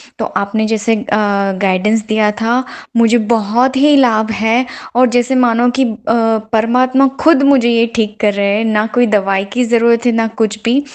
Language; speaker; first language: Hindi; non-native, local second language; Gujarati